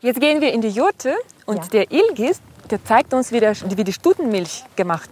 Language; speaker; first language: German; non-native, fluent; Kyrgyz